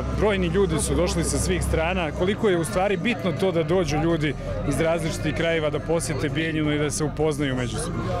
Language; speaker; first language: Serbian; native; Serbian